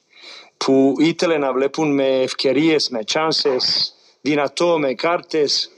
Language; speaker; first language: Greek; non-native, fluent; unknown